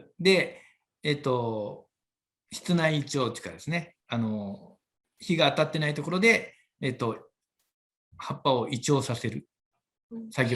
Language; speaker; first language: Japanese; native; Japanese